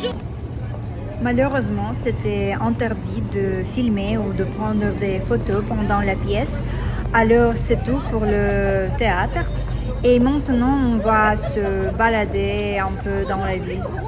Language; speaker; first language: French; non-native, fluent; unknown